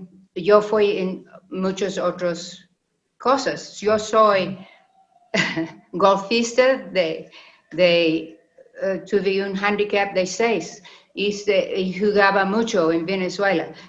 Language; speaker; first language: Spanish; non-native, learner; English